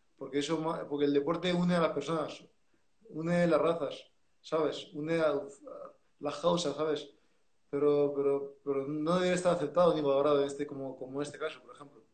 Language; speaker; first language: Spanish; early bilingual, other home language; French